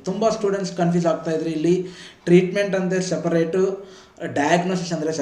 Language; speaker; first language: Kannada; non-native, fluent; Telugu